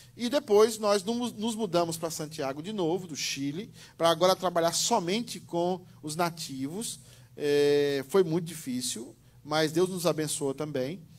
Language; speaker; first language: Portuguese; native; Portuguese